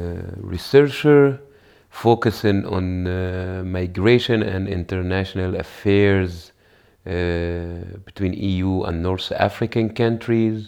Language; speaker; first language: English; non-native, fluent; Arabic